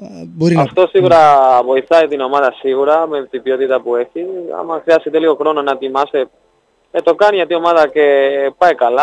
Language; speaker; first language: Greek; non-native, learner; Spanish